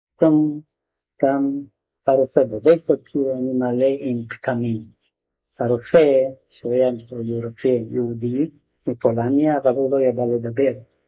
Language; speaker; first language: Hebrew; non-native, fluent; Hungarian